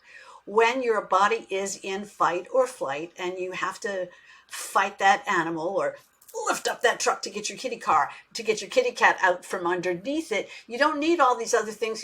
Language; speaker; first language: English; native; English